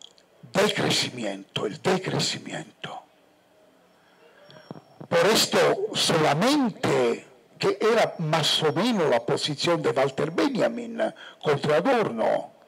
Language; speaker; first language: Spanish; non-native, fluent; Italian